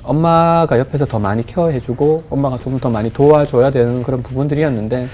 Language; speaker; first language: Korean; native; Korean